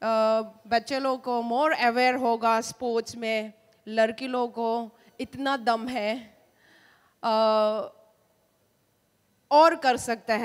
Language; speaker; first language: Hindi; non-native, local second language; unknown